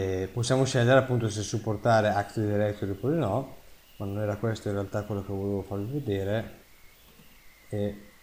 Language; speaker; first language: Italian; native; Italian